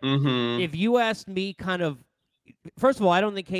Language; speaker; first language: English; native; English